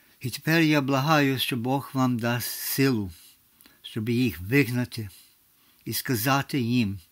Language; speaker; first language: Ukrainian; early bilingual, heritage; English